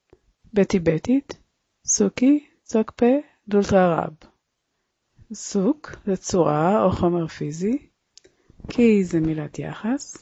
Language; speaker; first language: Hebrew; native; Hebrew